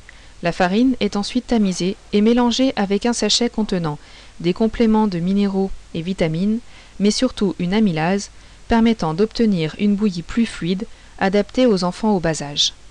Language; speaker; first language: French; native; French